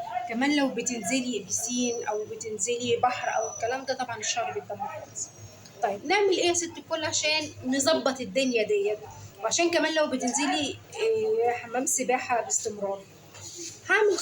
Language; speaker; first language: Arabic; native; Arabic